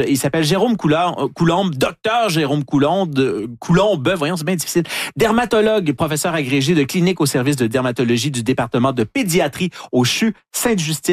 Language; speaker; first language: French; native; French